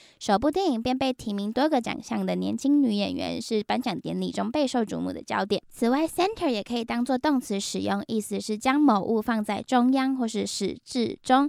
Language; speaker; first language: Chinese; native; Chinese